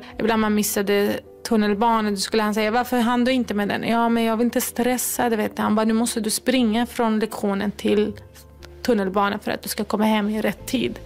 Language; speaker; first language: Swedish; non-native, fluent; Kurdish